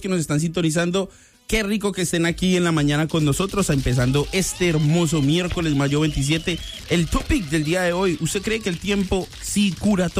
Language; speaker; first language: Spanish; native; Spanish